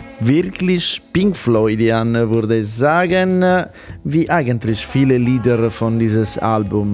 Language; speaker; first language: German; non-native, fluent; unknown